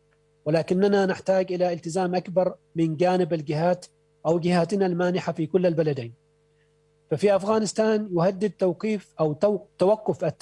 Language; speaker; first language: Arabic; native; Arabic